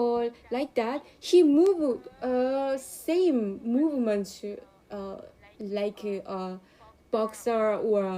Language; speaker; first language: English; non-native, learner; Korean